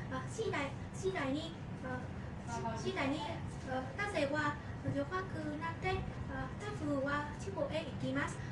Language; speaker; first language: Japanese; non-native, learner; Vietnamese